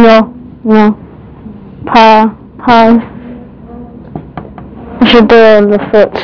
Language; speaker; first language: French; non-native, learner; English